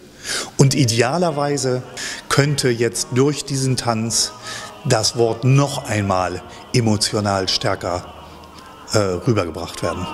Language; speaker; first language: German; native; German